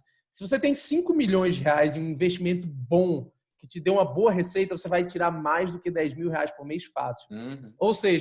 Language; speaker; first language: Portuguese; native; Portuguese